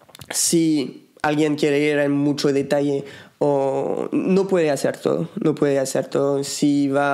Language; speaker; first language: Spanish; non-native, fluent; French